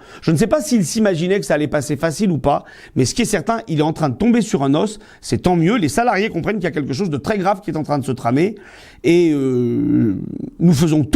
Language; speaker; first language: French; native; French